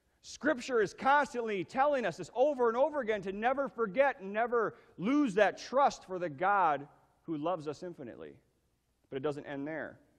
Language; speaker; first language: English; native; English